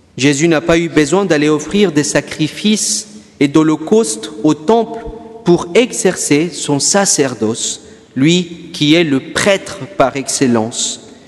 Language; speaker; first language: French; non-native, fluent; Spanish